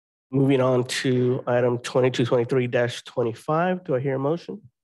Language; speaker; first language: English; native; English